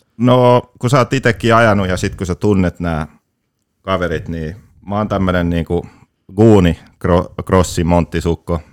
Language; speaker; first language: Finnish; early bilingual, other home language; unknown